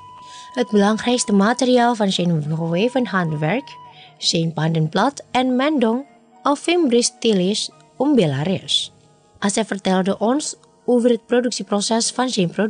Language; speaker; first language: Dutch; non-native, fluent; Indonesian